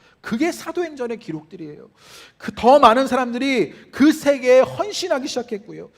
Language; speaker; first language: Korean; native; Korean